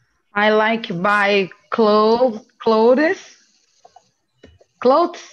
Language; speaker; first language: English; non-native, learner; Portuguese